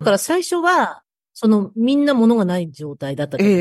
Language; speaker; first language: Japanese; native; Japanese